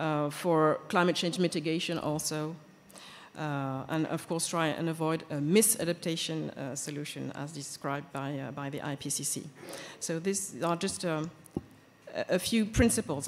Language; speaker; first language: English; non-native, fluent; French